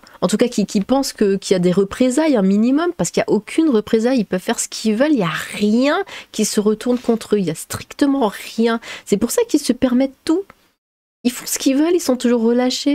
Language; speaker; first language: French; native; French